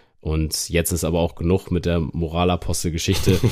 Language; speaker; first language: German; native; German